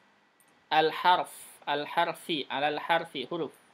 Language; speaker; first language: Arabic; non-native, fluent; Indonesian